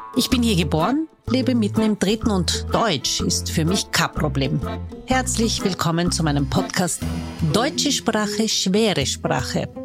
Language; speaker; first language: German; early bilingual, other home language; Turkish